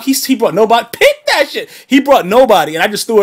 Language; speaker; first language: English; native; English